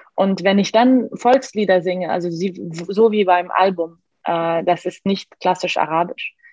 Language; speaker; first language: German; non-native, fluent; Arabic